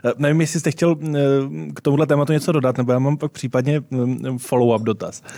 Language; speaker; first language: Czech; native; Czech